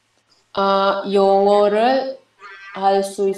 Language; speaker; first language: Korean; non-native, learner; Indonesian